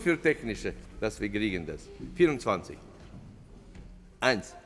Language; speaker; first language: German; non-native, fluent; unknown